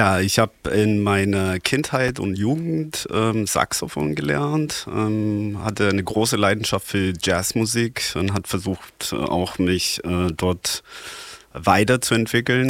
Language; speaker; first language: German; non-native, fluent; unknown